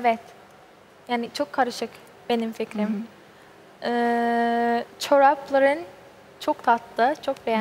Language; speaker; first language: Turkish; non-native, learner; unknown